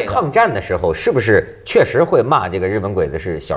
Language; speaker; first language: Chinese; native; Chinese